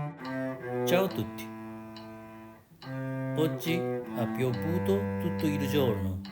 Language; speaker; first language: Italian; non-native, learner; Japanese